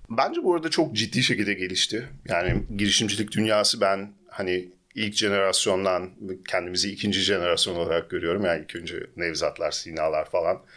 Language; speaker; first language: Turkish; early bilingual, heritage; Turkish